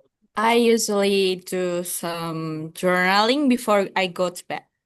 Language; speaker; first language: English; non-native, learner; Indonesian